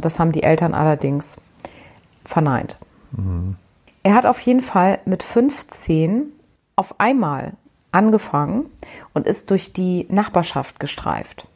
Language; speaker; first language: German; native; German